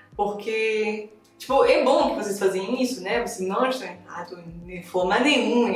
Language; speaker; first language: Portuguese; non-native, fluent; French